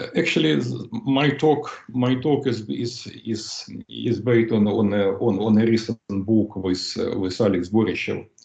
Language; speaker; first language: English; non-native, fluent; Russian